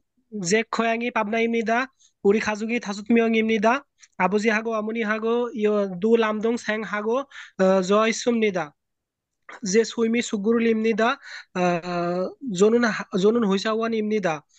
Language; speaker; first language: Korean; non-native, learner; Bangla